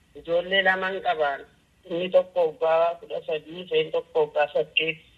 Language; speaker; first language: Oromo; native; Oromo